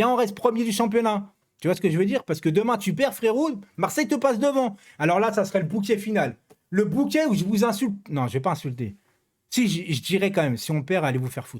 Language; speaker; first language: French; native; French